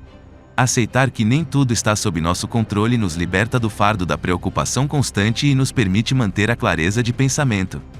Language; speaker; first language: Portuguese; native; Portuguese